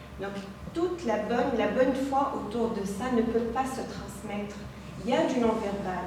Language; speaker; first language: French; non-native, local second language; Arabic